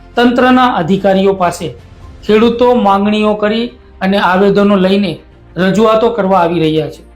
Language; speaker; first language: Gujarati; native; Gujarati